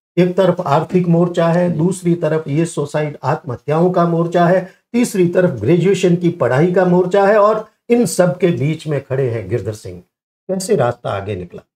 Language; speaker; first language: Hindi; native; Hindi